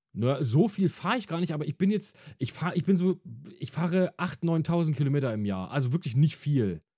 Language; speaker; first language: German; native; German